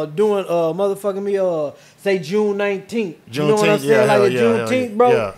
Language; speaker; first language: English; native; English